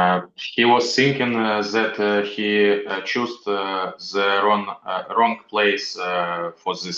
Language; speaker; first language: English; non-native, learner; Russian